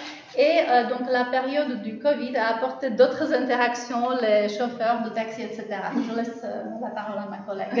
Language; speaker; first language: French; non-native, fluent; Czech